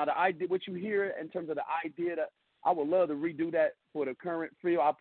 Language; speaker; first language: English; native; English